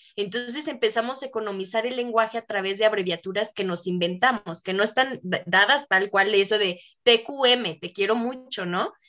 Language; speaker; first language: Spanish; native; Spanish